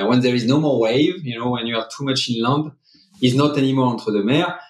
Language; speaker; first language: English; non-native, fluent; French